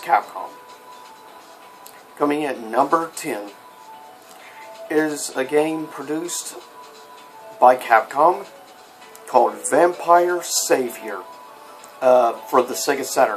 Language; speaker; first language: English; native; English